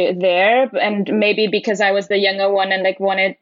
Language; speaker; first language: English; non-native, fluent; German